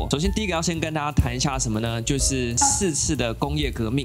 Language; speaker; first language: Chinese; native; Chinese